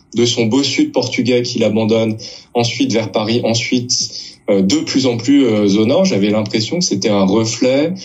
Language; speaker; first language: French; native; French